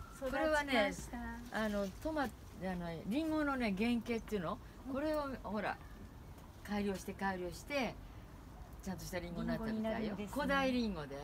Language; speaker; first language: Japanese; native; Japanese